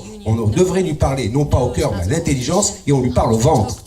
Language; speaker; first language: French; native; French